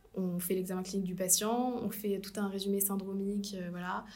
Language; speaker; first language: French; native; French